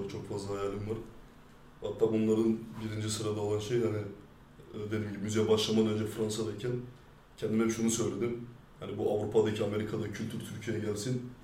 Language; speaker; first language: Turkish; early bilingual, heritage; French